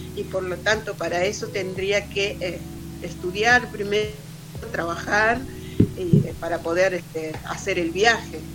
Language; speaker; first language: Spanish; non-native, fluent; Portuguese